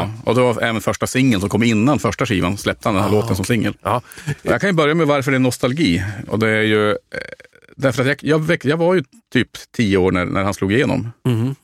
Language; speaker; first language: Swedish; native; Swedish